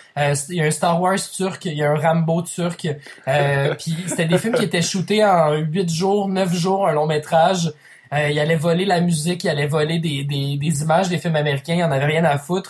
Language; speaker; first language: French; native; French